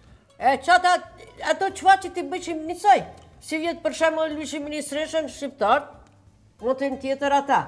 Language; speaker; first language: Albanian; native; Albanian